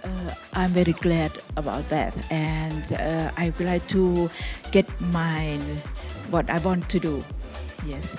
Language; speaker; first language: English; non-native, learner; Thai